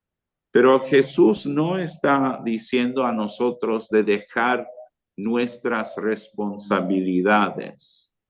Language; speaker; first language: Spanish; non-native, fluent; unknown